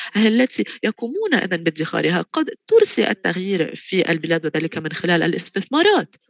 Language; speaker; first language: Arabic; non-native, fluent; Tigrinya